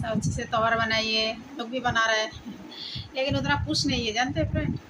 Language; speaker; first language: Hindi; non-native, local second language; Bangla